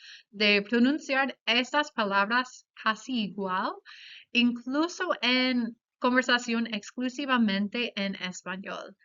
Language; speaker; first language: Spanish; non-native, fluent; English